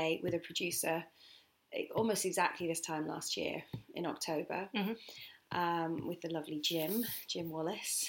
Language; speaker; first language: English; native; English